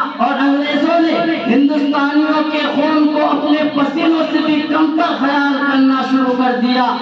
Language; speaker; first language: Urdu; non-native, local second language; Bangla